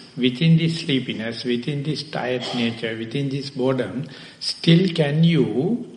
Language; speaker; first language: English; non-native, local second language; Sinhala